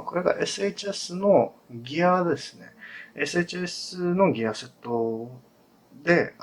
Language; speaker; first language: Japanese; non-native, fluent; English